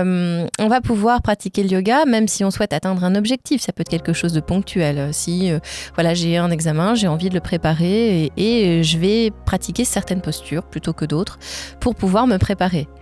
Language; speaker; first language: French; native; French